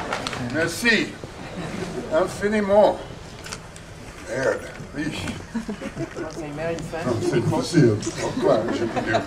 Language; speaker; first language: French; non-native, learner; English